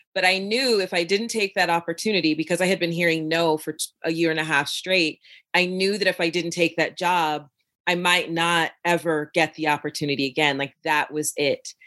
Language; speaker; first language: English; native; English